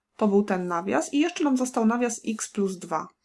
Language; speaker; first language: Polish; native; Polish